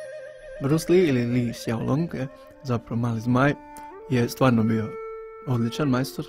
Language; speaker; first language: Bosnian; native; Bosnian